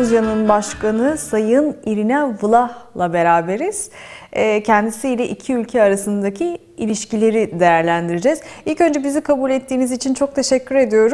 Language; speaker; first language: Turkish; native; Turkish